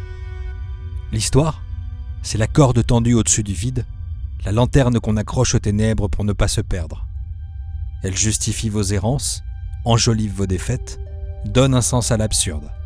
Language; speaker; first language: French; native; French